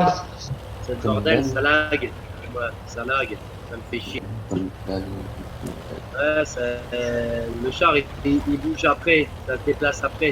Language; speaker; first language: French; native; French